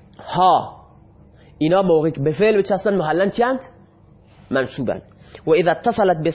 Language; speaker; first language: Persian; non-native, local second language; Baluchi